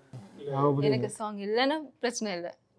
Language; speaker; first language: Tamil; non-native, fluent; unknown